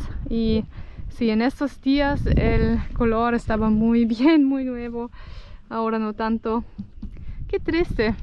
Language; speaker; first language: Spanish; non-native, fluent; German